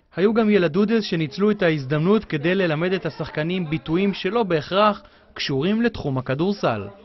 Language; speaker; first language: Hebrew; native; Hebrew